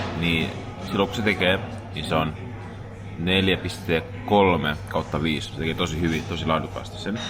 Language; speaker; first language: Finnish; early bilingual, other home language; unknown